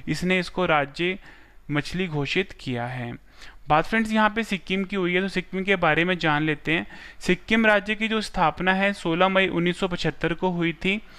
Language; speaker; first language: Hindi; non-native, local second language; Gujarati